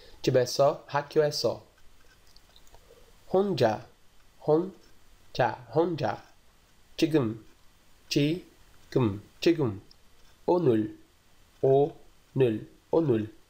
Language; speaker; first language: Korean; non-native, fluent; Portuguese